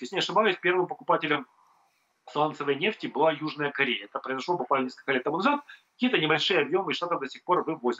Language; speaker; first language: Russian; native; Russian